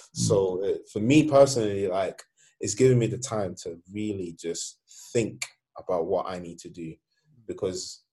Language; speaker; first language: English; non-native, fluent; Swedish